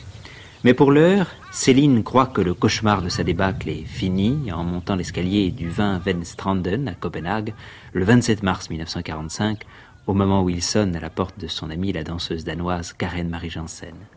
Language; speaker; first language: French; native; French